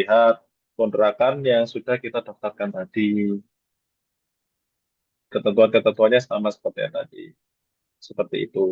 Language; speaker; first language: Indonesian; native; Indonesian